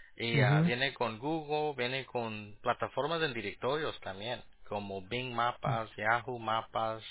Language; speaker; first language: Spanish; early bilingual, heritage; Spanish